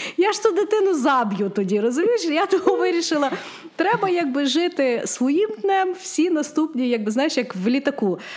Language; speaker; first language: Ukrainian; native; Ukrainian